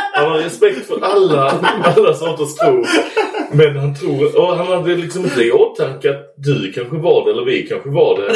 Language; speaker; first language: Swedish; native; Swedish